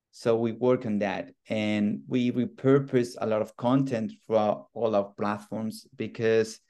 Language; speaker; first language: English; non-native, fluent; Spanish